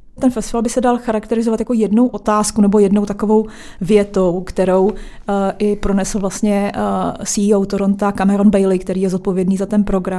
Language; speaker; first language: Czech; native; Czech